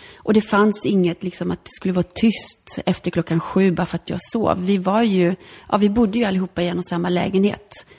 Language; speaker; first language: Swedish; early bilingual, other home language; Polish